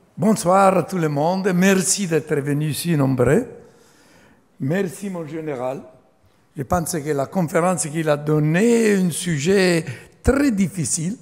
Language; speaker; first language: French; non-native, fluent; Italian